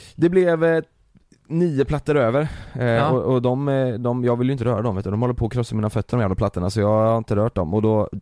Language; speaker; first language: Swedish; native; Swedish